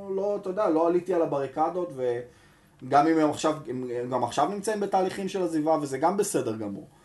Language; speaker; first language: Hebrew; native; Hebrew